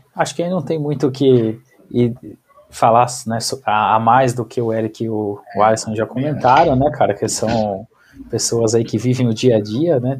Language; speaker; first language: Portuguese; native; Portuguese